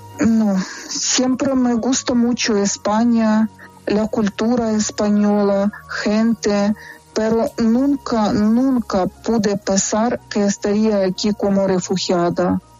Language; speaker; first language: Spanish; non-native, fluent; Ukrainian